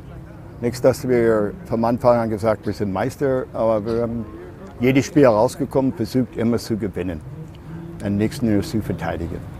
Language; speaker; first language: German; non-native, learner; English